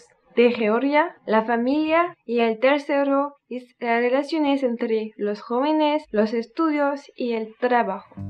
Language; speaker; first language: Spanish; non-native, learner; French